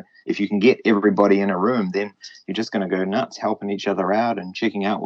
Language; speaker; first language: English; native; English